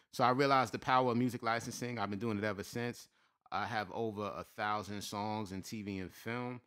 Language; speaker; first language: English; native; English